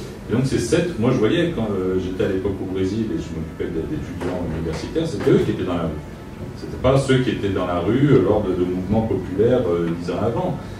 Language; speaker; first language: French; native; French